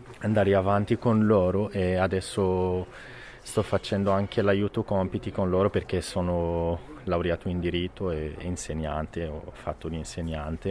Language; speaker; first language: Italian; non-native, learner; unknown